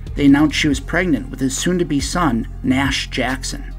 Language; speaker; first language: English; native; English